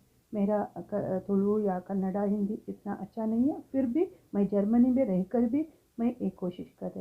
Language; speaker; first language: Hindi; non-native, local second language; Tulu